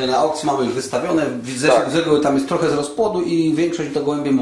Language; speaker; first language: Polish; native; Polish